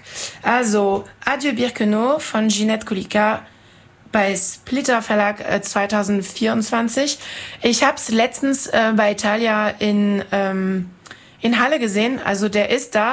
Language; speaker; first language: German; non-native, fluent; French